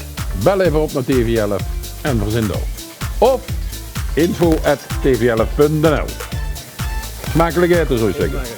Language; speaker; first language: Dutch; native; Dutch